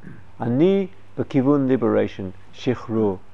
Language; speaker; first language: Hebrew; non-native, fluent; English